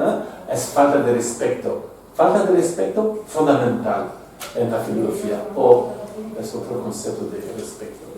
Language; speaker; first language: Spanish; non-native, fluent; French